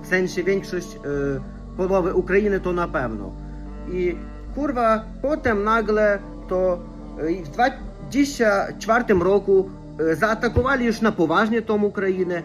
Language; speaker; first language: Polish; non-native, fluent; Russian